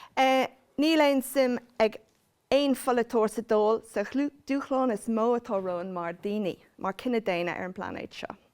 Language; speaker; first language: Irish; non-native, local second language; English